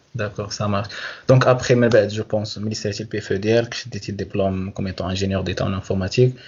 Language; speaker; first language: French; non-native, local second language; Arabic